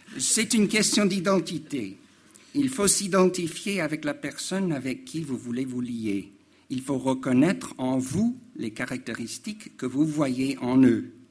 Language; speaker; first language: French; non-native, fluent; English